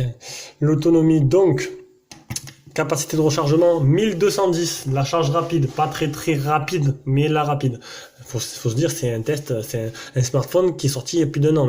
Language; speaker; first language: French; native; French